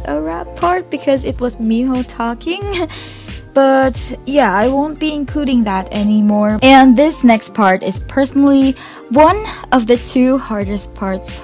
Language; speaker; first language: English; non-native, local second language; Filipino